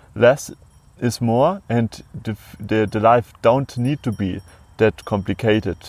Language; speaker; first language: English; non-native, fluent; German